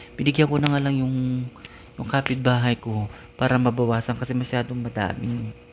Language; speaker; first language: Filipino; non-native, local second language; Iloko